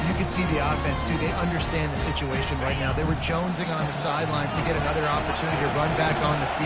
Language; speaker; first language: English; native; English